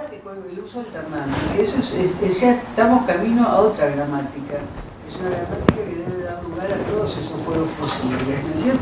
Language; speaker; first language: Spanish; native; Spanish